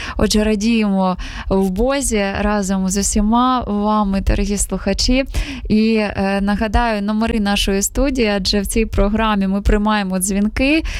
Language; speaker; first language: Ukrainian; native; Ukrainian